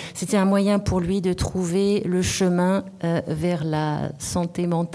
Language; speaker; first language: French; native; French